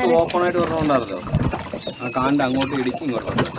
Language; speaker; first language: Malayalam; native; Malayalam